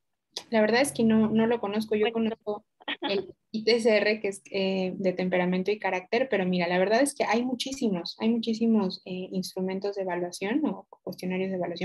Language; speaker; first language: Spanish; native; Spanish